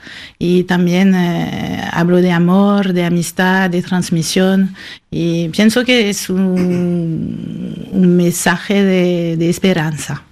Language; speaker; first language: Spanish; non-native, fluent; French